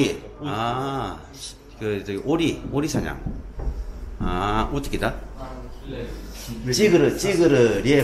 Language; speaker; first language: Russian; non-native, learner; Korean